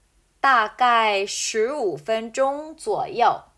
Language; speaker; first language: Chinese; non-native, fluent; Korean